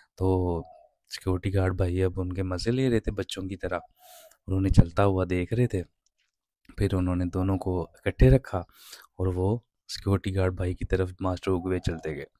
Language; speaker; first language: Urdu; non-native, local second language; Punjabi